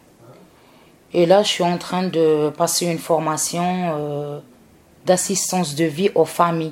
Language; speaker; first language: French; non-native, local second language; Arabic